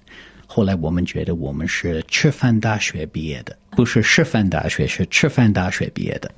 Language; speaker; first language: Chinese; non-native, fluent; English